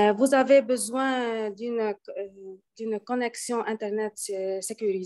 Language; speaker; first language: French; non-native, learner; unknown